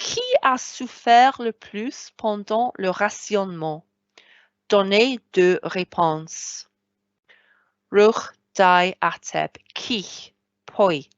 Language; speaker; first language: French; non-native, fluent; Welsh